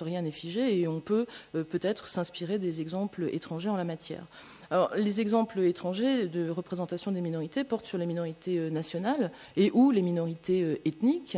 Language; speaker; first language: French; native; French